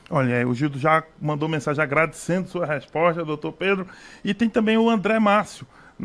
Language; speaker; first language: Portuguese; native; Portuguese